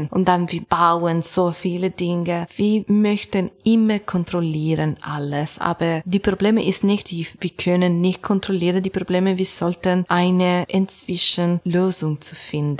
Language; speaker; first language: German; non-native, learner; Italian